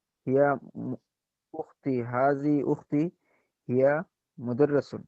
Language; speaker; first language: Arabic; non-native, learner; Urdu